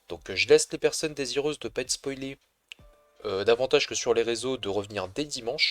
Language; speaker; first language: French; native; French